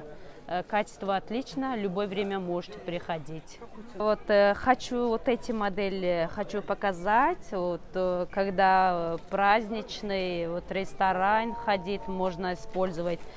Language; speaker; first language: Russian; non-native, learner; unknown